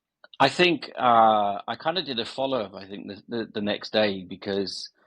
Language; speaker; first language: English; native; English